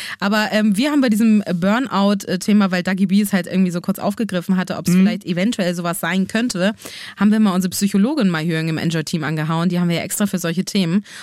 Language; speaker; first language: German; native; German